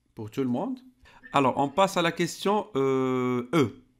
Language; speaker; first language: French; non-native, local second language; Arabic